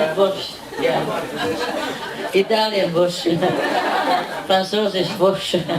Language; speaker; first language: German; non-native, learner; Vietnamese